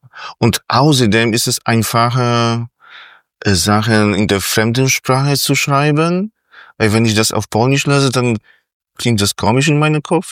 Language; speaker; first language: German; non-native, fluent; Polish